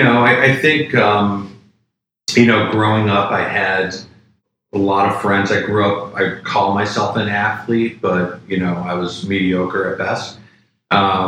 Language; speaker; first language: English; native; English